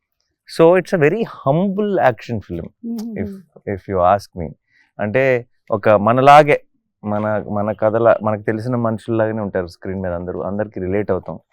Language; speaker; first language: Telugu; native; Telugu